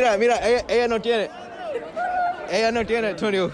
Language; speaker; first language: Spanish; non-native, learner; English